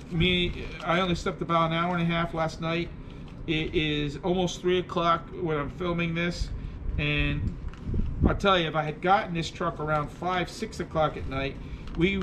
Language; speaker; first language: English; native; English